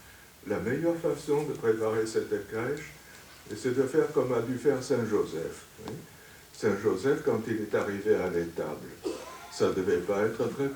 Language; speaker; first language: French; native; French